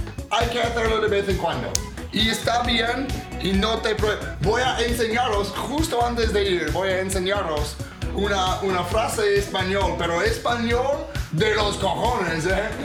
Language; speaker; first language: Spanish; non-native, fluent; English